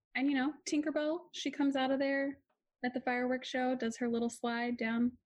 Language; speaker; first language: English; native; English